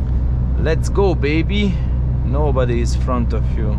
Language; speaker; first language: English; non-native, learner; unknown